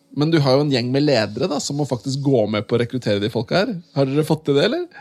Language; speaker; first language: Norwegian; native; Norwegian